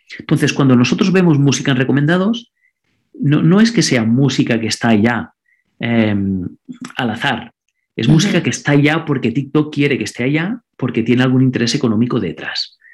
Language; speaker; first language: Spanish; non-native, local second language; Catalan